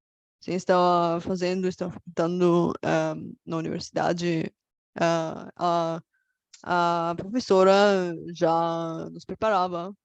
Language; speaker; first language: Portuguese; non-native, fluent; Bulgarian